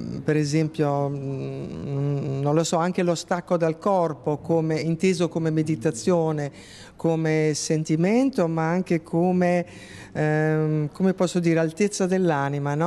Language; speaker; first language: Italian; non-native, fluent; Spanish